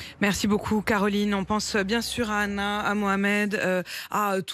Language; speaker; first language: French; native; French